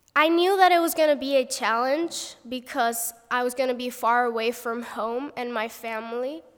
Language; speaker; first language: English; non-native, fluent; Spanish